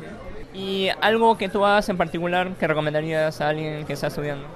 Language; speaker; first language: Spanish; native; Spanish